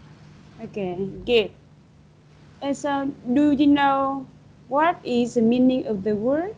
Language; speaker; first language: English; non-native, fluent; Vietnamese